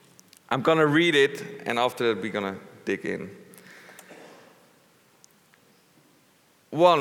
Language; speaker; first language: English; non-native, fluent; Dutch